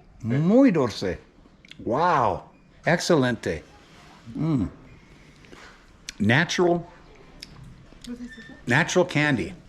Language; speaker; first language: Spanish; non-native, learner; English